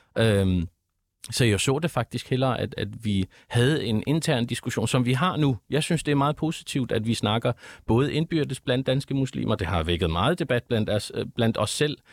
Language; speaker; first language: Danish; early bilingual, other home language; Arabic